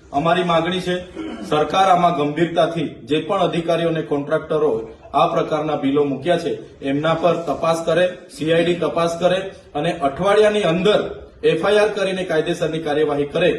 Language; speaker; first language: Gujarati; non-native, local second language; Vasavi